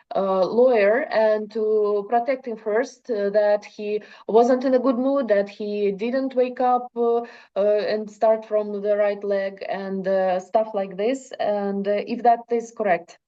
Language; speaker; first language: English; non-native, fluent; Russian